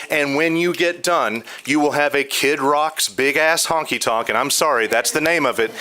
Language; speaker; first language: English; native; English